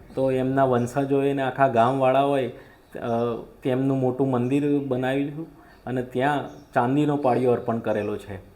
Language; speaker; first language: Gujarati; native; Gujarati